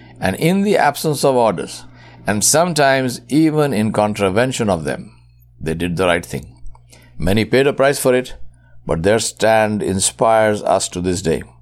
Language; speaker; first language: English; non-native, local second language; Urdu